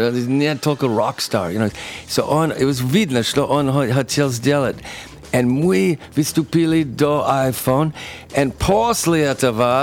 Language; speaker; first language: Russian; non-native, learner; English